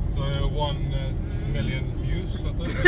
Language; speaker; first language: Norwegian; native; Norwegian